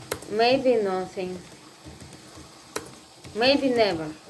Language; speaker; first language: English; non-native, learner; Russian